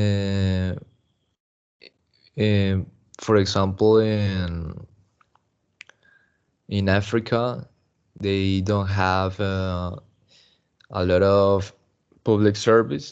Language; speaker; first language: English; non-native, learner; Spanish